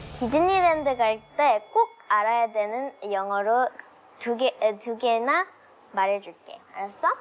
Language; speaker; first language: Korean; early bilingual, heritage; English